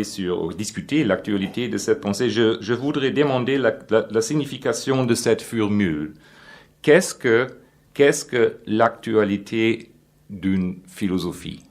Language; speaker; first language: French; non-native, fluent; German